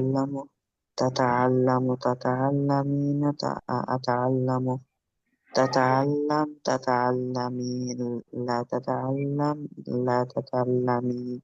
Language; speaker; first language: Arabic; non-native, learner; Bangla